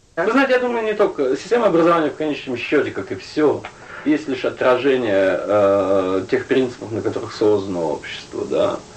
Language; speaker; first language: Russian; native; Russian